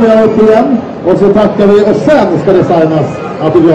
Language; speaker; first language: Swedish; native; Swedish